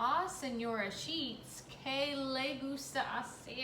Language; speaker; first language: Spanish; non-native, fluent; English